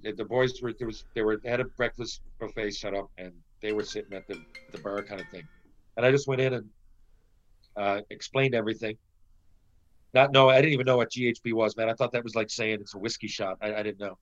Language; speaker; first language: English; native; English